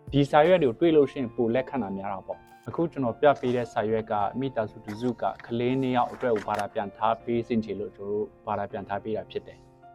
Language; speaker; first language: Burmese; non-native, local second language; Western Kayah